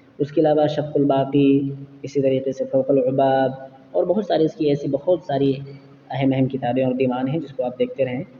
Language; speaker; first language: Urdu; native; Urdu